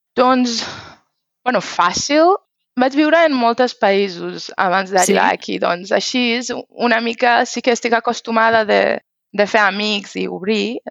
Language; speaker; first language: Catalan; non-native, fluent; Persian